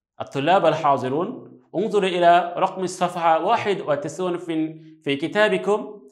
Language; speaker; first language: Arabic; non-native, fluent; Bangla